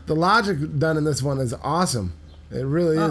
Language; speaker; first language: English; native; English